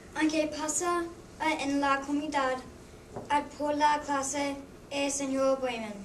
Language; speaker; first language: Spanish; non-native, learner; English